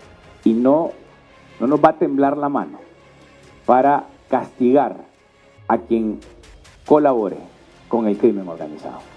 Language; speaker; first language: Spanish; native; Spanish